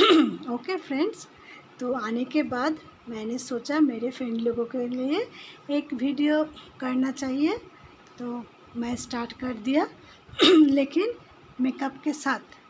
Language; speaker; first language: Hindi; non-native, local second language; Assamese